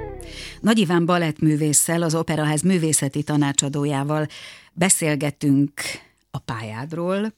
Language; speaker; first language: Hungarian; native; Hungarian